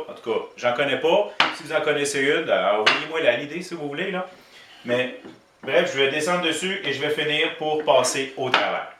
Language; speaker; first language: French; native; French